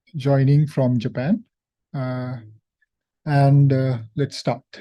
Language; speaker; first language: English; non-native, local second language; Sinhala